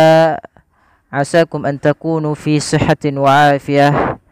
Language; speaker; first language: Arabic; non-native, fluent; Indonesian